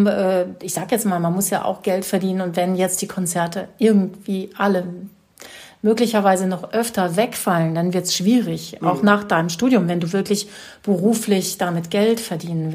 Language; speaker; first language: German; native; German